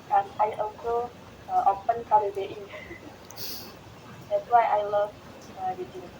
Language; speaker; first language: English; non-native, learner; Indonesian